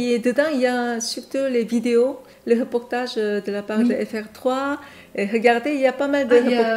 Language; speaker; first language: French; non-native, fluent; Korean